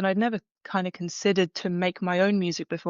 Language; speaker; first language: English; native; English